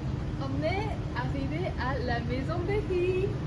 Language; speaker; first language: French; non-native, learner; Chinese